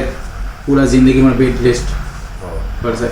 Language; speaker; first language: Hindi; non-native, local second language; Bangla